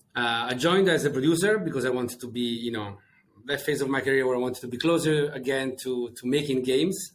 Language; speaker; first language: English; non-native, fluent; Italian